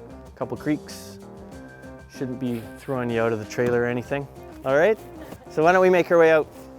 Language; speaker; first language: English; native; English